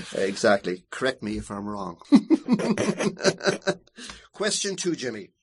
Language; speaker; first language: English; native; English